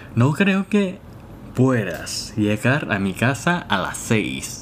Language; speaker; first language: Spanish; non-native, fluent; Thai